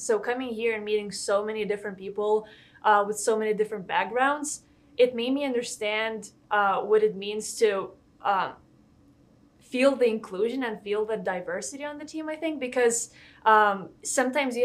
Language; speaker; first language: English; non-native, fluent; Lithuanian